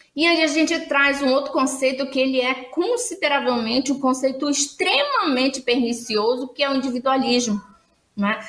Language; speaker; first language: Portuguese; native; Portuguese